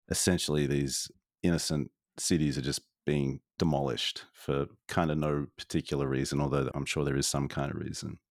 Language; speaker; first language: English; native; English